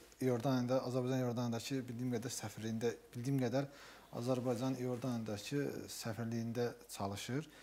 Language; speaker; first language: Azerbaijani; native; Azerbaijani